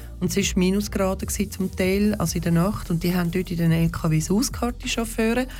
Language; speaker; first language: German; early bilingual, other home language; Turkish